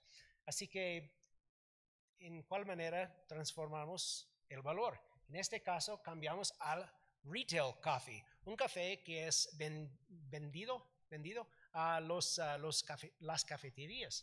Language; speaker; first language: Spanish; non-native, learner; English